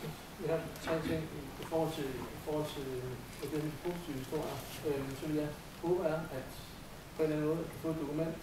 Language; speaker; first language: Danish; native; Danish